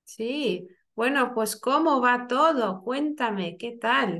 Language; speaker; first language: Spanish; non-native, fluent; Lithuanian